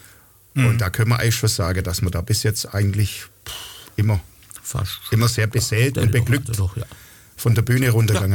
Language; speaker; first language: German; native; German